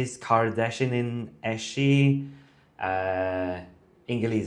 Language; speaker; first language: Turkish; non-native, learner; English